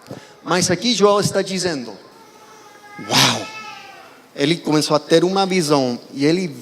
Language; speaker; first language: Portuguese; non-native, fluent; Spanish